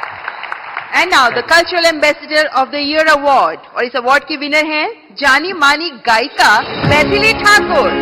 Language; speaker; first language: Hindi; native; Hindi